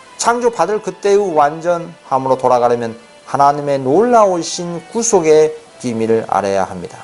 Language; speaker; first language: Korean; native; Korean